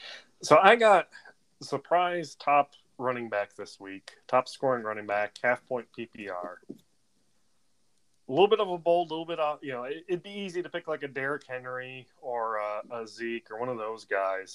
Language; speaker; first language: English; native; English